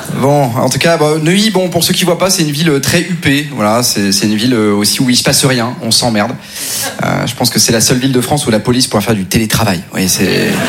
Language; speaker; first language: French; native; French